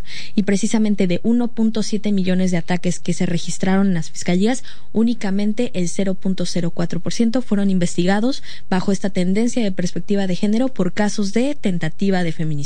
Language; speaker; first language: Spanish; native; Spanish